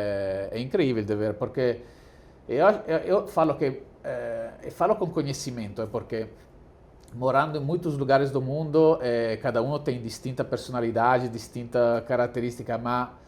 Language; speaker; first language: Portuguese; non-native, fluent; Italian